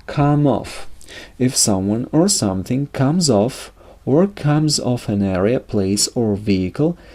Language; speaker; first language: English; non-native, fluent; Russian